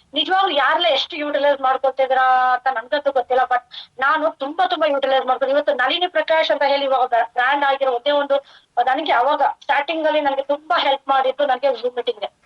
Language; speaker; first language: Kannada; non-native, fluent; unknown